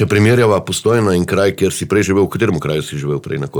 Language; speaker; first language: Slovenian; native; Slovenian